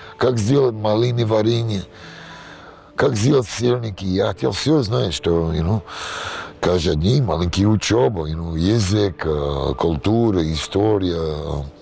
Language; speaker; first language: Russian; non-native, learner; English